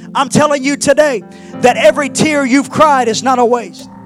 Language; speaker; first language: English; native; English